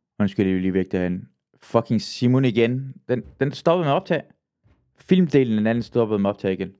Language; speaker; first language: Danish; early bilingual, other home language; Persian